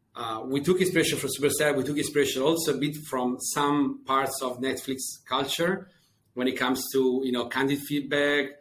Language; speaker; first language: English; non-native, fluent; Italian